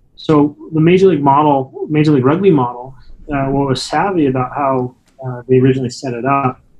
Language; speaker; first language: English; native; English